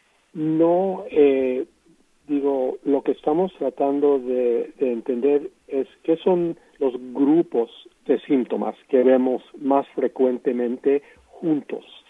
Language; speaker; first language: Spanish; non-native, fluent; English